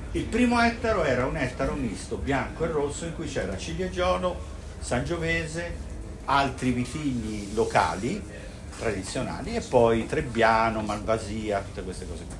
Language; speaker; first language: Italian; native; Italian